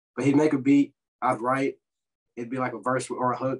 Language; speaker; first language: English; native; English